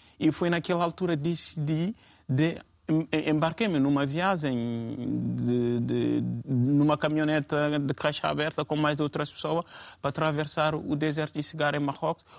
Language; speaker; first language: Portuguese; non-native, fluent; Fula